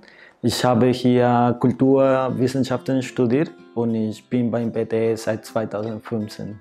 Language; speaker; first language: German; non-native, fluent; Spanish